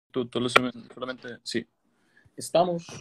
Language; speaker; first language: Spanish; non-native, learner; English